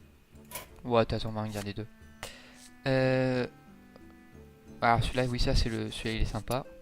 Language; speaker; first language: French; native; French